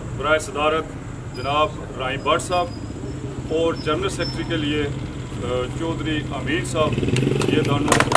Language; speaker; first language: Urdu; non-native, local second language; Pahari-Potwari